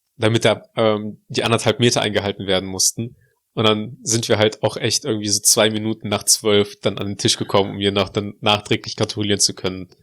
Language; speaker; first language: German; early bilingual, other home language; Russian